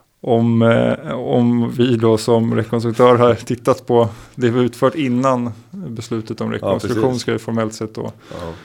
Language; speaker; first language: Swedish; native; Swedish